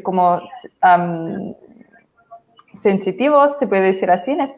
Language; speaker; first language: Spanish; non-native, fluent; English